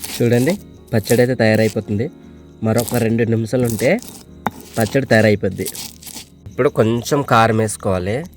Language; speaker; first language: Telugu; non-native, local second language; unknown